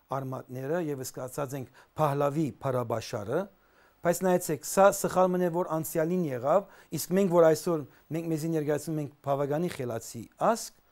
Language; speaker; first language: Armenian; native; Armenian